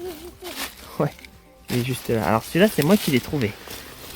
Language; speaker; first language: French; native; French